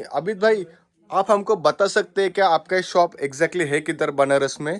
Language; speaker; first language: Hindi; non-native, local second language; Marathi